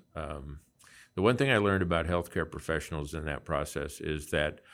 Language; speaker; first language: English; native; English